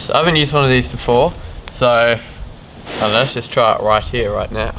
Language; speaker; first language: English; native; English